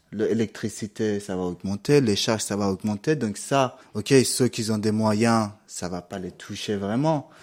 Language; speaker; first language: French; non-native, fluent; Persian